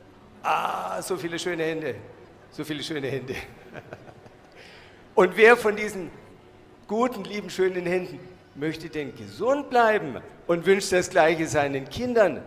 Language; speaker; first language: German; native; German